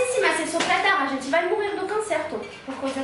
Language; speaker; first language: Portuguese; non-native, learner; French